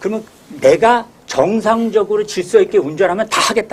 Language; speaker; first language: Korean; native; Korean